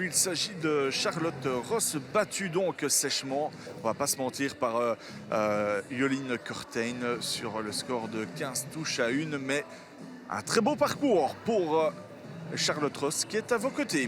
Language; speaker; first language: French; native; French